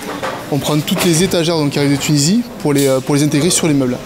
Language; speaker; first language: French; native; French